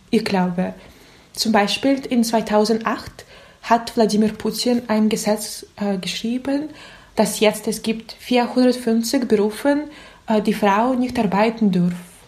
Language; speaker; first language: German; non-native, learner; Russian